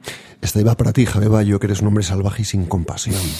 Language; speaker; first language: Spanish; native; Spanish